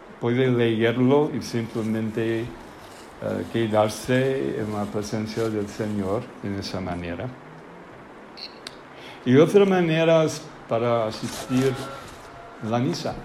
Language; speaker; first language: Spanish; non-native, fluent; English